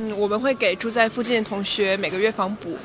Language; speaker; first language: Chinese; native; Chinese